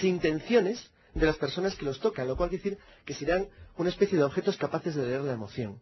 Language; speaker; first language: Spanish; native; Spanish